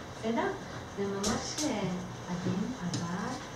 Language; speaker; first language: Hebrew; non-native, learner; Russian